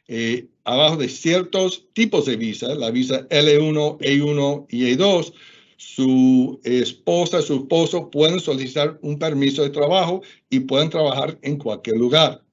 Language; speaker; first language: Spanish; non-native, fluent; English